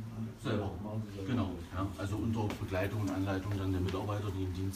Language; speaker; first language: German; native; German